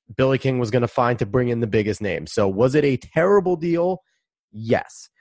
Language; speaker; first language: English; native; English